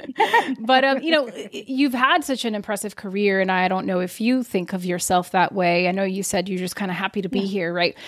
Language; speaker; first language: English; early bilingual, other home language; Portuguese